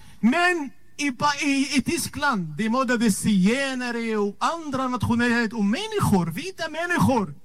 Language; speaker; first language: Swedish; non-native, fluent; Arabic